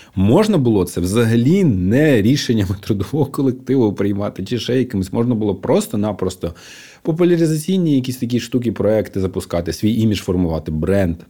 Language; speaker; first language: Ukrainian; non-native, local second language; Russian